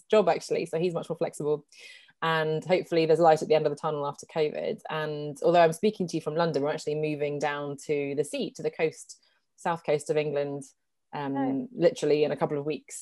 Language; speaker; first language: English; native; English